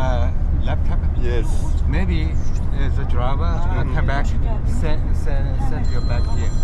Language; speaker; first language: English; non-native, learner; Chinese